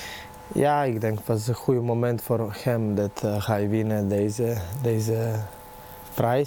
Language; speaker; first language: Dutch; non-native, learner; Serbian